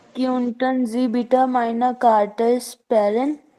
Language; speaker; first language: German; non-native, learner; Hindi